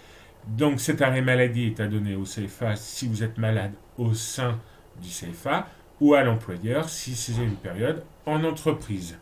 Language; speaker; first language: French; native; French